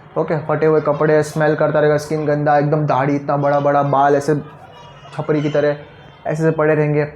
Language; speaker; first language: Hindi; non-native, local second language; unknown